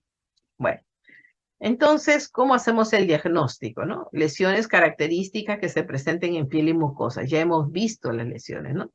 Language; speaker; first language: Spanish; native; Spanish